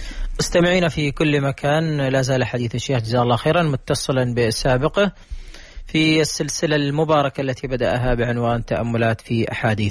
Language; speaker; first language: Arabic; native; Arabic